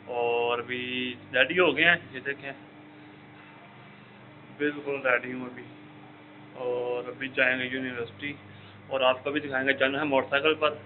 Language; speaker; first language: Hindi; non-native, local second language; Punjabi